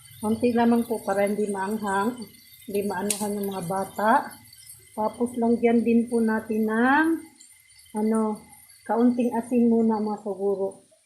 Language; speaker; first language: Filipino; native; Filipino